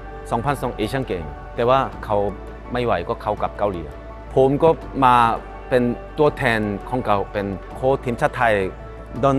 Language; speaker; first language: Thai; non-native, fluent; Korean